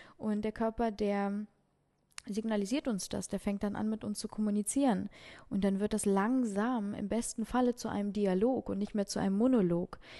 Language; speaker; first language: German; early bilingual, other home language; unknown